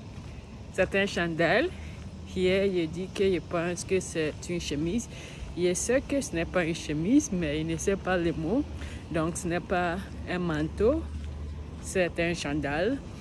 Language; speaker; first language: French; non-native, learner; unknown